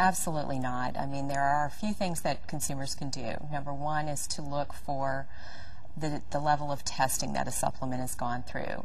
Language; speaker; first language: English; native; English